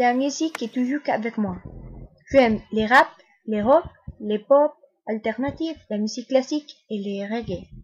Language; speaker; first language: French; non-native, learner; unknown